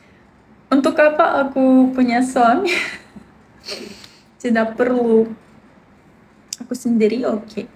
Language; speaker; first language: Indonesian; non-native, learner; Russian